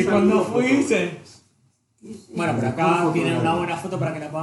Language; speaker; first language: Spanish; native; Spanish